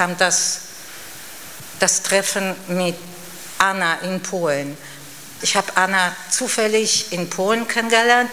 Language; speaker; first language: German; non-native, fluent; Polish